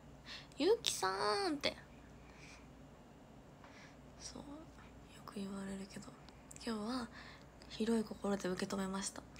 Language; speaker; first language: Japanese; native; Japanese